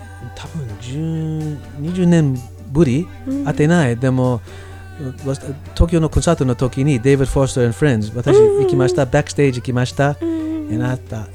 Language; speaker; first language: Japanese; non-native, learner; English